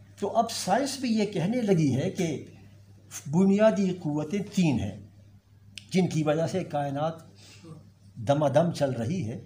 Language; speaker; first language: Urdu; non-native, local second language; Pashto